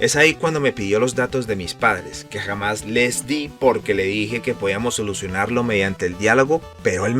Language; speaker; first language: Spanish; native; Spanish